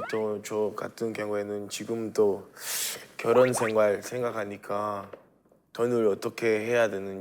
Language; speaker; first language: Korean; non-native, fluent; French